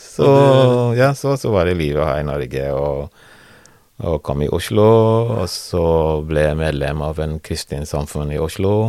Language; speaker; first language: Norwegian; non-native, fluent; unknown